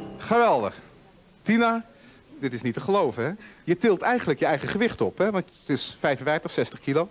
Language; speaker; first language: Dutch; native; Dutch